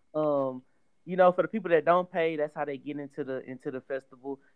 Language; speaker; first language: English; native; English